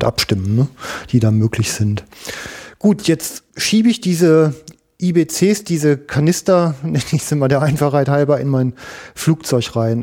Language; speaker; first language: German; native; German